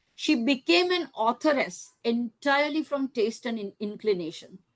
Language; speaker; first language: English; non-native, local second language; Gujarati